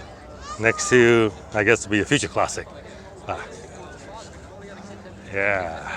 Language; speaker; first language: English; native; English